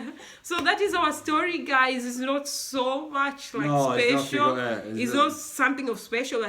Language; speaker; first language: English; non-native, local second language; Swahili